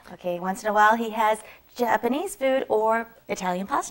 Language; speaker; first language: English; native; English